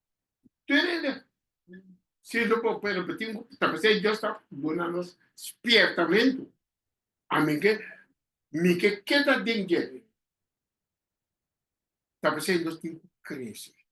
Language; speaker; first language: Portuguese; non-native, learner; Papiamento